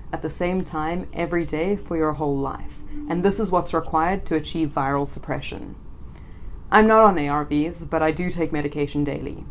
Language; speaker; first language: English; native; English